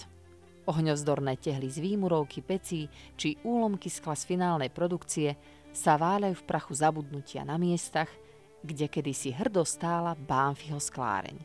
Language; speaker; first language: Slovak; native; Slovak